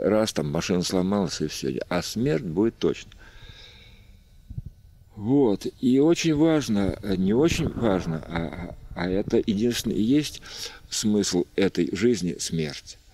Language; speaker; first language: Russian; native; Russian